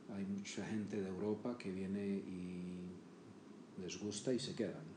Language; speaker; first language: Spanish; native; Spanish